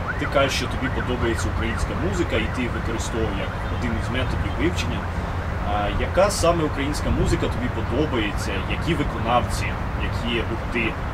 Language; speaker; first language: Ukrainian; native; Ukrainian